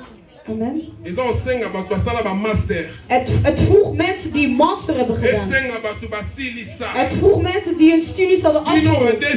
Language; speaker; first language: Dutch; non-native, learner; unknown